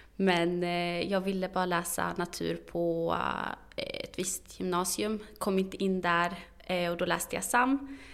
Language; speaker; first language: Swedish; early bilingual, other home language; Arabic